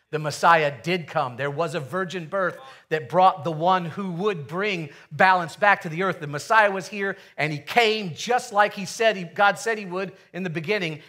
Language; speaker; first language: English; native; English